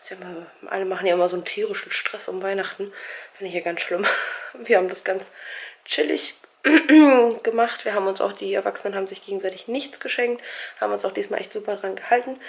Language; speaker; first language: German; native; German